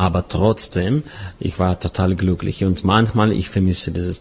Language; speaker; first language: German; non-native, fluent; Russian